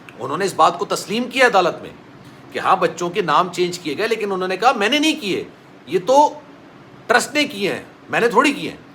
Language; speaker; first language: Urdu; native; Urdu